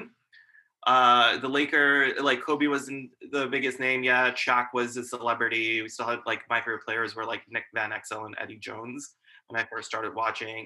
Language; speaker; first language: English; early bilingual, other home language; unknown